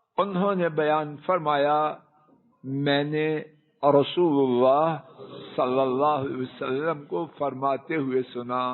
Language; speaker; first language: Urdu; non-native, local second language; Punjabi